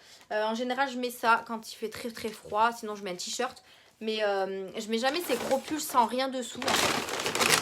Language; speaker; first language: French; native; French